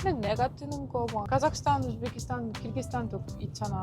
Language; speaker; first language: Korean; non-native, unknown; Ukrainian